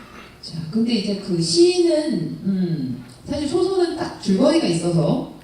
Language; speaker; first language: Korean; native; Korean